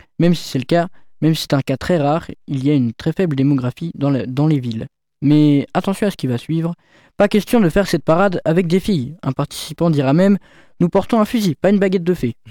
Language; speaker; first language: French; native; French